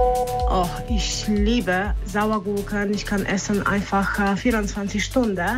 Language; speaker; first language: German; non-native, learner; Polish